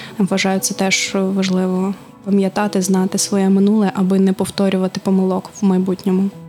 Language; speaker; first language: Ukrainian; non-native, local second language; Russian